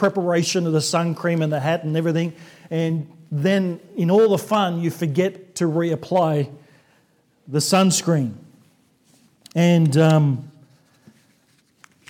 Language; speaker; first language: English; native; English